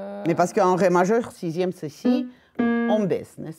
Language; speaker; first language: French; non-native, fluent; Russian